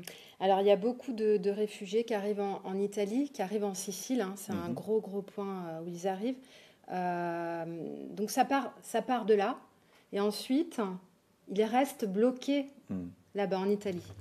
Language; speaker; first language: French; native; French